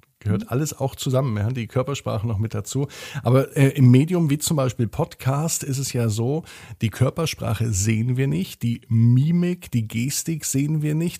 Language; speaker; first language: German; native; German